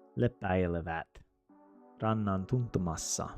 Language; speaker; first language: Finnish; non-native, learner; English